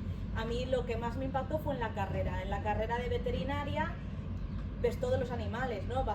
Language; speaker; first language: Spanish; native; Spanish